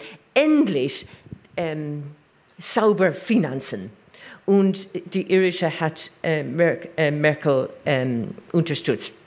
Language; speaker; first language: German; non-native, learner; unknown